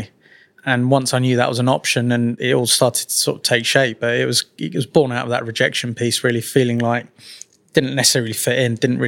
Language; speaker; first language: English; native; English